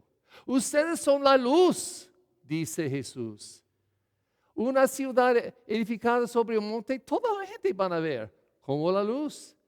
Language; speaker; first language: Spanish; non-native, fluent; English